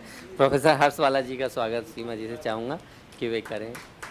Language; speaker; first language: Hindi; native; Hindi